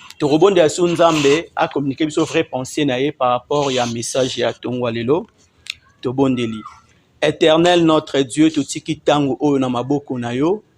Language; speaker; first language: Lingala; non-native, local second language; Kongo